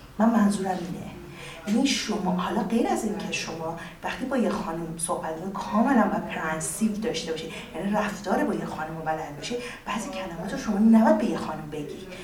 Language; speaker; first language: Persian; native; Persian